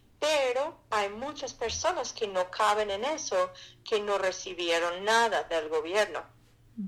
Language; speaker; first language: Spanish; non-native, fluent; English